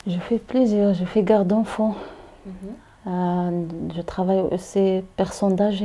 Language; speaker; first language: French; non-native, learner; Arabic